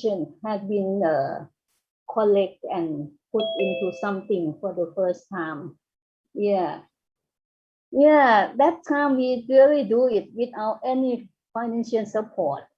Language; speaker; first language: English; non-native, fluent; Thai